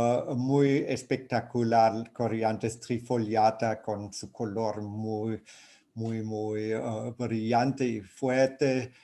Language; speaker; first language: Spanish; non-native, fluent; German